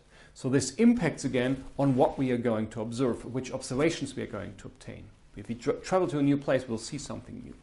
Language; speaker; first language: English; non-native, fluent; German